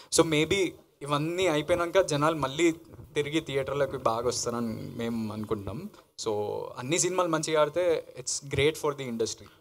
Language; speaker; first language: Telugu; native; Telugu